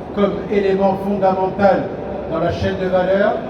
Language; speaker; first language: French; non-native, local second language; Arabic